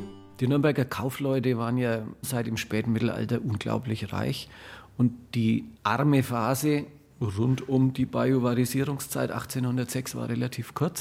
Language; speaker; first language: German; native; German